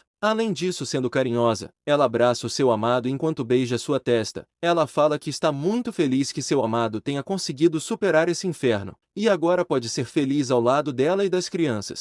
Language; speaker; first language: Portuguese; native; Portuguese